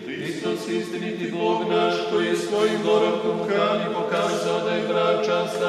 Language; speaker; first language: Bosnian; native; Bosnian